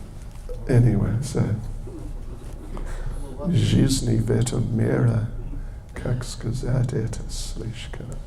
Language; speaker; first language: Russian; non-native, learner; English